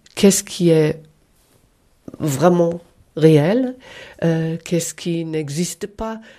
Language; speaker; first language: French; non-native, fluent; German